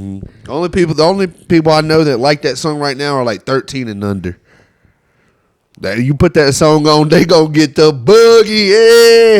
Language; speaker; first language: English; native; English